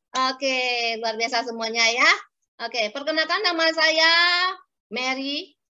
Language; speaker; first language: Indonesian; native; Indonesian